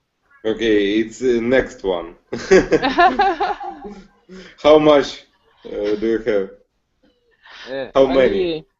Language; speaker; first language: English; non-native, learner; Russian